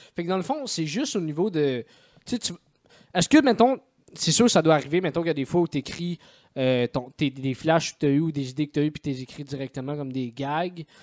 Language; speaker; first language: French; native; French